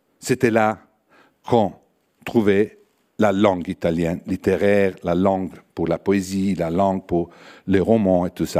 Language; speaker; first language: French; non-native, fluent; Italian